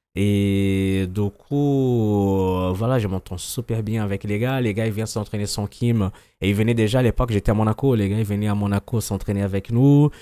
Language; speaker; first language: French; non-native, fluent; Portuguese